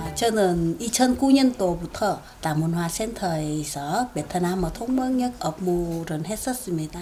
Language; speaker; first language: Korean; non-native, fluent; Vietnamese